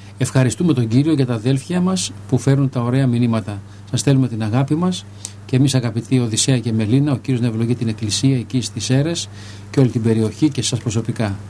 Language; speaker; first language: Greek; native; Greek